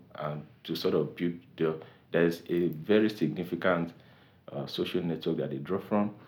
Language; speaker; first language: English; non-native, local second language; Yoruba